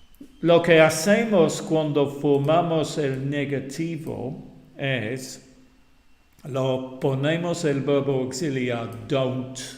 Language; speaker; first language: Spanish; non-native, fluent; English